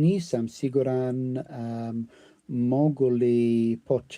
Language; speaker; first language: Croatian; non-native, learner; English